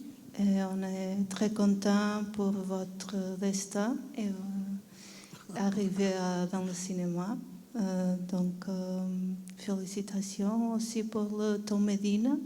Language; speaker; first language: French; non-native, learner; Portuguese